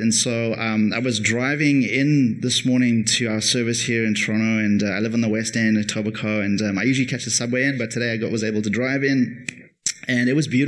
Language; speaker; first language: English; native; English